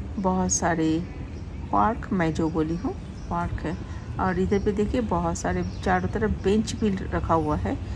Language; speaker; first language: Hindi; non-native, local second language; Bangla